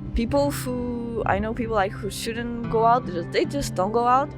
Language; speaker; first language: English; non-native, fluent; Portuguese